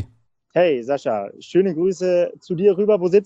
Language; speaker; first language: German; native; German